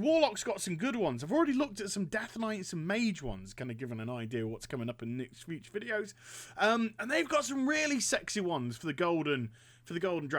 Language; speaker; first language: English; native; English